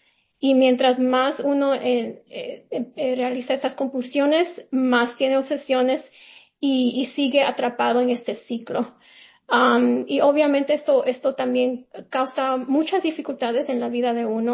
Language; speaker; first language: Spanish; early bilingual, heritage; Spanish